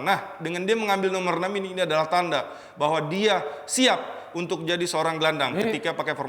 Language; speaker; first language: Indonesian; native; Indonesian